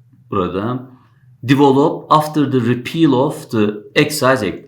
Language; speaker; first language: English; non-native, fluent; Turkish